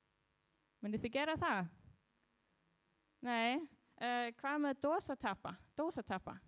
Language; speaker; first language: Icelandic; non-native, learner; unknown